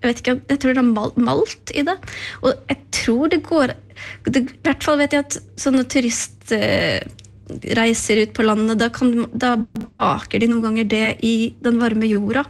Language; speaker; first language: Norwegian; early bilingual, other home language; Icelandic